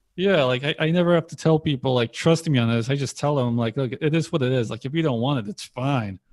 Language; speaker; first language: English; early bilingual, other home language; Polish